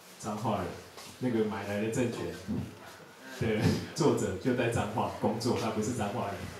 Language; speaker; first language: Chinese; native; Chinese